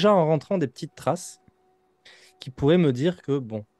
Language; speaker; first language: French; native; French